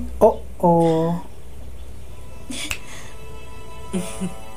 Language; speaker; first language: Thai; native; Thai